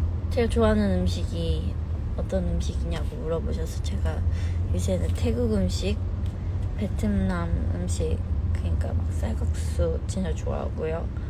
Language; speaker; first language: Korean; early bilingual, heritage; Korean